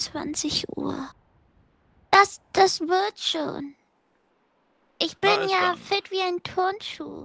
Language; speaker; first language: German; native; German